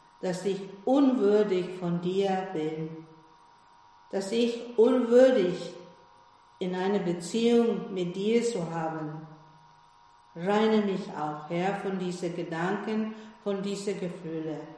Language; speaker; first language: German; non-native, fluent; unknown